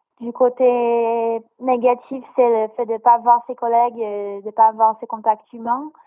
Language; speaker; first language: French; non-native, fluent; Portuguese